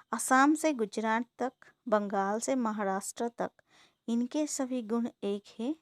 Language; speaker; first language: Hindi; non-native, local second language; Assamese